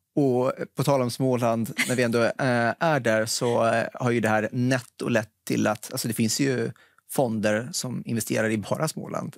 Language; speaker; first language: Swedish; native; Swedish